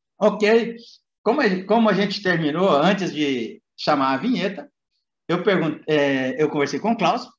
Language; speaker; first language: Portuguese; native; Portuguese